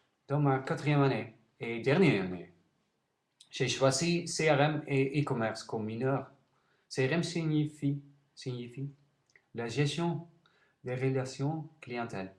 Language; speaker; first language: French; non-native, learner; Dutch